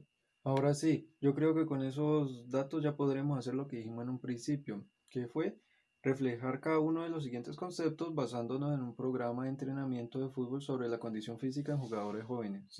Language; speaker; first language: Spanish; native; Spanish